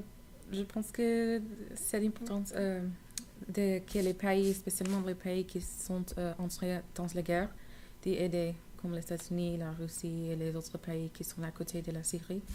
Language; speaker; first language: French; non-native, learner; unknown